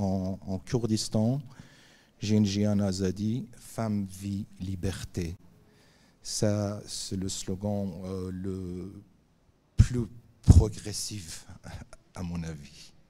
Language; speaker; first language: French; non-native, fluent; Persian